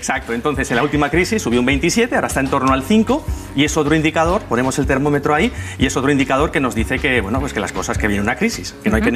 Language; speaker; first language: Spanish; native; Spanish